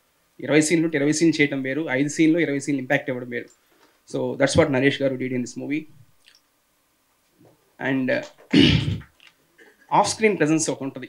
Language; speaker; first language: Telugu; native; Telugu